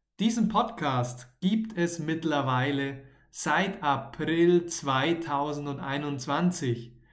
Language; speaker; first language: German; native; German